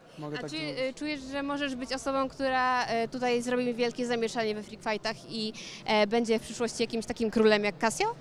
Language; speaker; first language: Polish; native; Polish